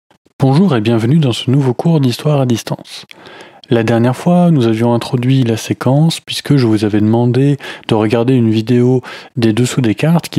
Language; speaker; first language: French; native; French